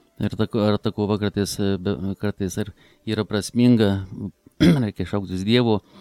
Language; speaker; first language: Lithuanian; native; Lithuanian